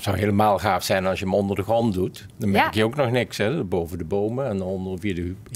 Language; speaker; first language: Dutch; native; Dutch